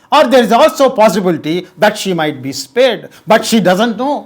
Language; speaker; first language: English; non-native, local second language; Telugu